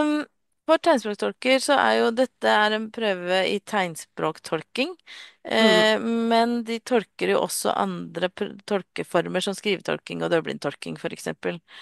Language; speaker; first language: Norwegian; native; Norwegian